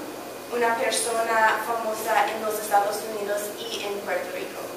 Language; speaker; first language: Spanish; non-native, learner; English